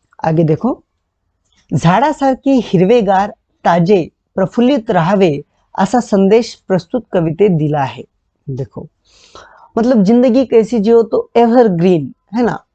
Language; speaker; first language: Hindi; non-native, local second language; Marathi